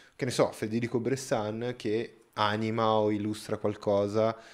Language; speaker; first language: Italian; non-native, fluent; Portuguese